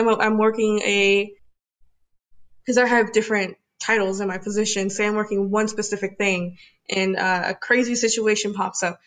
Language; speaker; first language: English; early bilingual, other home language; Spanish